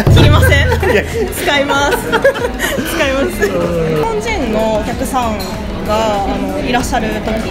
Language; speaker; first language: Japanese; native; Japanese